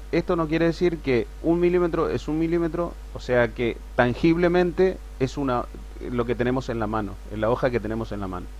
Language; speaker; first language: Spanish; native; Spanish